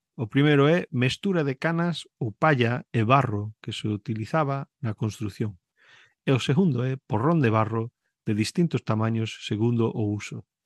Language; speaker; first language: Galician; early bilingual, heritage; Galician